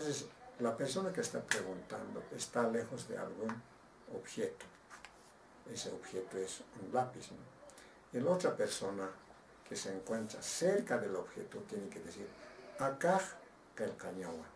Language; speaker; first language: Spanish; non-native, local second language; Aymara